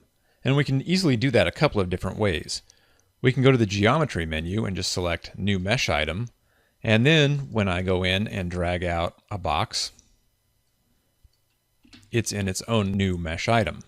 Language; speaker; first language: English; native; English